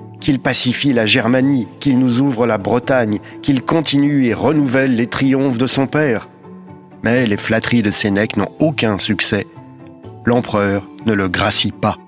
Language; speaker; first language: French; native; French